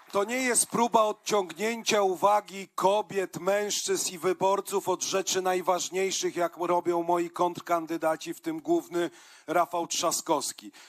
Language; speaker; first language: Polish; native; Polish